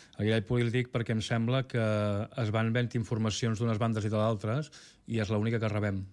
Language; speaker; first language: Catalan; native; Catalan